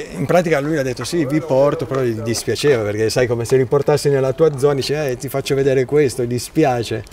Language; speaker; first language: Italian; native; Italian